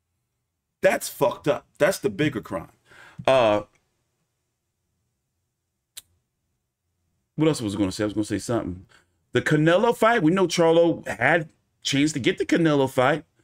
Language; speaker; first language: English; native; English